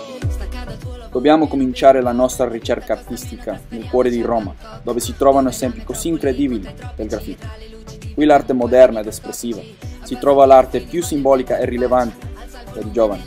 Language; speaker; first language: Italian; non-native, learner; Spanish